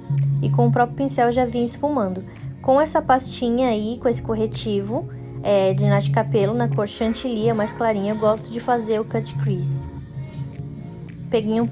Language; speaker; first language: Portuguese; native; Portuguese